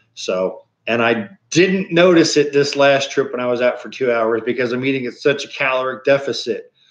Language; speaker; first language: English; native; English